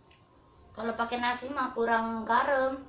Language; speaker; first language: Indonesian; non-native, local second language; Sundanese